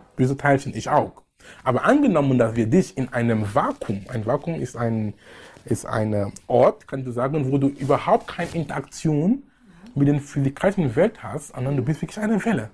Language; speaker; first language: German; non-native, fluent; English